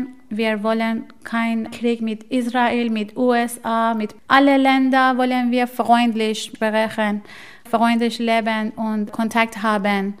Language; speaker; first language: German; non-native, learner; Persian